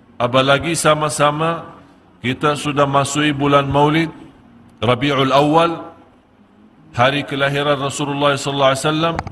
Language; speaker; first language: Malay; non-native, fluent; Arabic